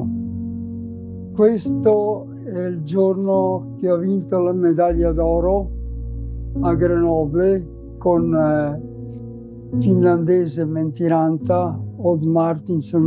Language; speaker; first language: Italian; native; Italian